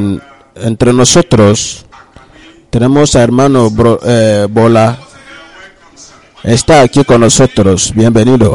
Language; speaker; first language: Spanish; non-native, learner; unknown